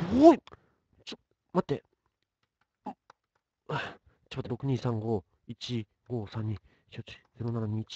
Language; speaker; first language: Japanese; native; Japanese